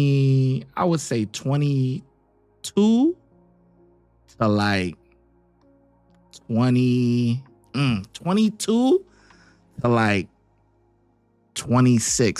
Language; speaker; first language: English; native; English